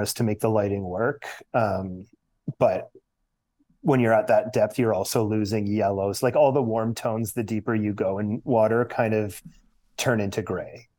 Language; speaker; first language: English; native; English